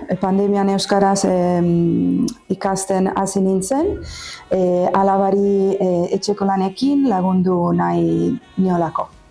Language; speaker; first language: Basque; non-native, learner; Italian